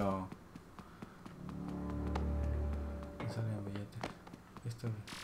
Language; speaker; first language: Spanish; native; Spanish